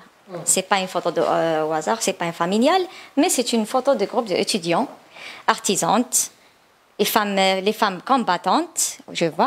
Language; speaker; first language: French; non-native, learner; Chinese